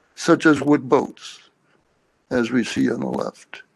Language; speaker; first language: English; native; English